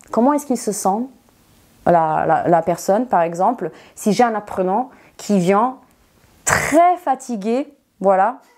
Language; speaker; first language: French; non-native, fluent; Serbian